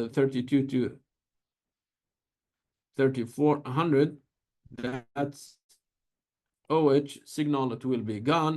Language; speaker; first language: English; non-native, fluent; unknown